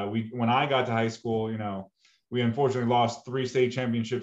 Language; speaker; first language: English; native; English